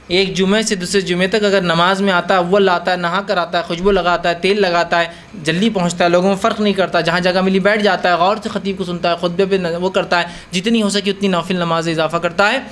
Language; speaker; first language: Urdu; native; Urdu